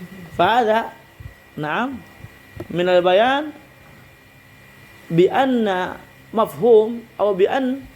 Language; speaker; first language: Arabic; non-native, fluent; Indonesian